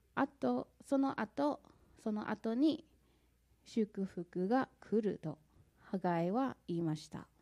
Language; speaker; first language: Japanese; non-native, fluent; English